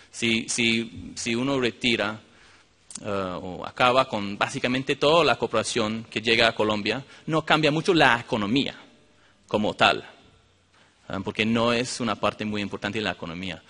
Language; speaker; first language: Spanish; non-native, fluent; English